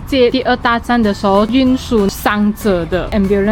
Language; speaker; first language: Chinese; native; Chinese